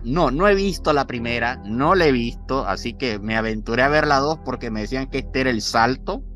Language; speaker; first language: Spanish; native; Spanish